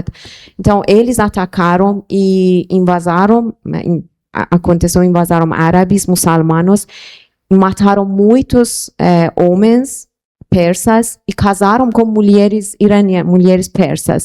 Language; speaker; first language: Portuguese; non-native, fluent; Persian